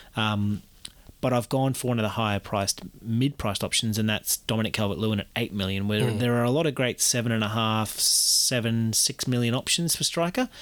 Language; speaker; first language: English; native; English